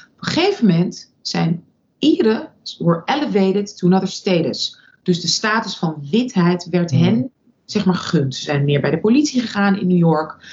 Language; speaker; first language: Dutch; early bilingual, other home language; Russian